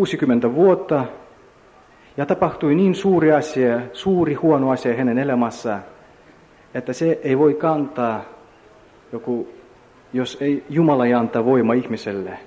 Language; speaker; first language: Finnish; non-native, learner; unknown